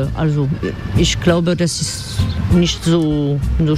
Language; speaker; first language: German; non-native, fluent; French